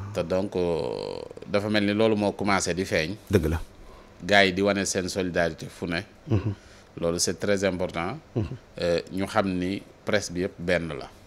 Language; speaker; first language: Wolof; native; Wolof